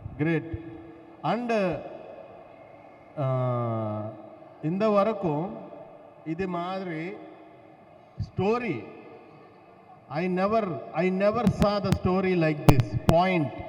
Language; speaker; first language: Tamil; non-native, learner; Telugu